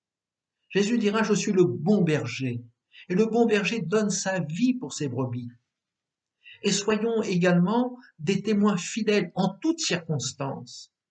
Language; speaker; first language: French; native; French